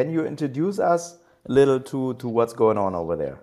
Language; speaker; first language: English; non-native, fluent; German